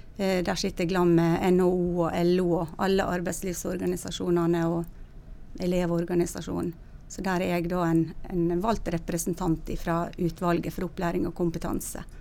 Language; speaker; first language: Norwegian; native; Norwegian